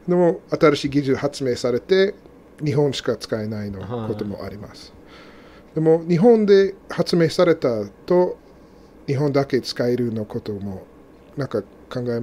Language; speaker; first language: Japanese; non-native, fluent; English